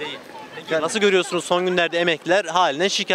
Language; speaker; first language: Turkish; native; Turkish